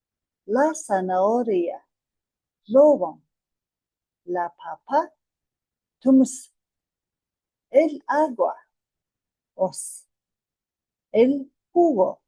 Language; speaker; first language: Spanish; non-native, fluent; Mongolian